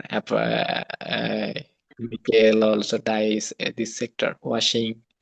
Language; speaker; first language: English; non-native, learner; Bangla